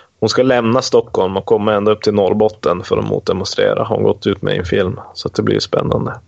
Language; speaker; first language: Swedish; native; Swedish